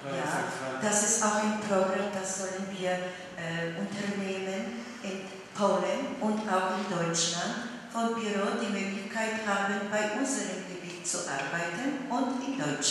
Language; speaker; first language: German; non-native, fluent; Polish